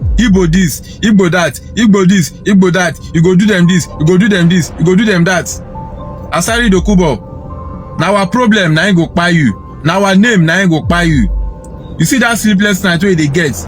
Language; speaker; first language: Nigerian Pidgin; non-native, local second language; Igbo